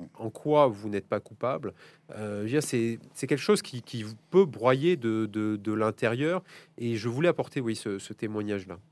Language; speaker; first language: French; native; French